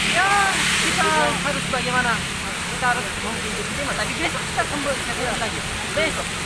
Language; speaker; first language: Indonesian; non-native, learner; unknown